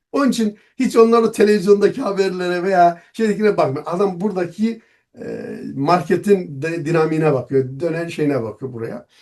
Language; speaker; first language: Turkish; non-native, local second language; Kurdish